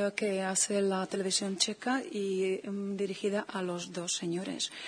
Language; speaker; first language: Spanish; non-native, fluent; Czech